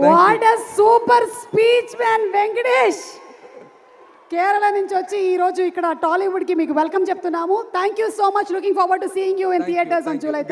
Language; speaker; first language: Telugu; native; Telugu